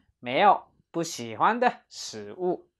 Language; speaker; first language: Chinese; non-native, fluent; Japanese